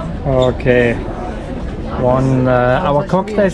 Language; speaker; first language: English; non-native, fluent; German